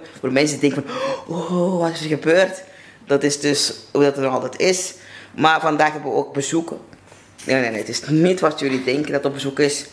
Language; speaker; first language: Dutch; native; Dutch